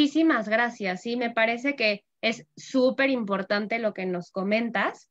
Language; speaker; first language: Spanish; native; Spanish